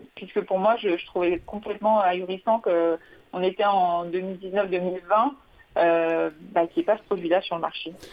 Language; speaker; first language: French; native; French